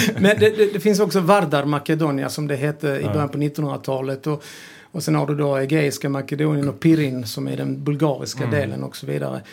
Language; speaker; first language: Swedish; early bilingual, other home language; Serbian